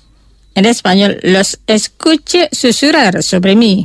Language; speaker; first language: Spanish; non-native, fluent; Indonesian